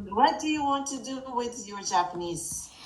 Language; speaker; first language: English; non-native, fluent; Japanese